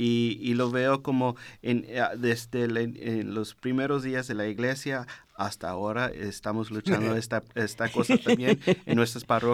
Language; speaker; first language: Spanish; early bilingual, heritage; Spanish